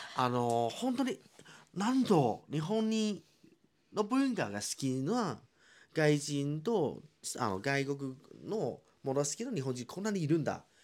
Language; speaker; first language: Japanese; non-native, fluent; Chinese